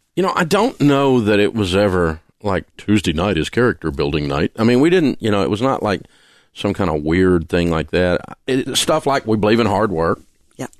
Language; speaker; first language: English; native; English